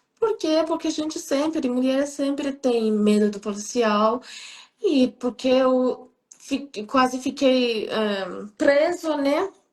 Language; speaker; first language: Portuguese; non-native, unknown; Persian